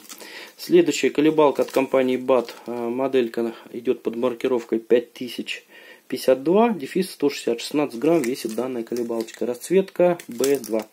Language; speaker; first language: Russian; native; Russian